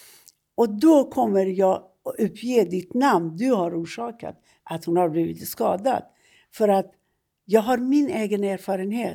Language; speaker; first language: Swedish; non-native, fluent; Persian